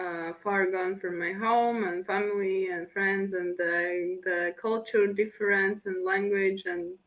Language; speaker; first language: English; non-native, fluent; Latvian